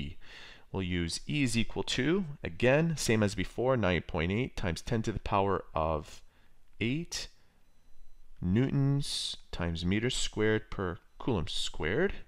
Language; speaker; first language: English; native; English